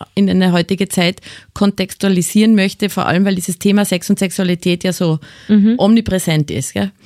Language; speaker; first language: German; native; German